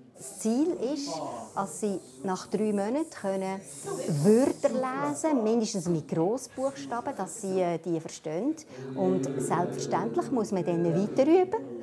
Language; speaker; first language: German; native; German